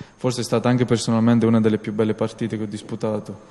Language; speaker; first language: Italian; native; Italian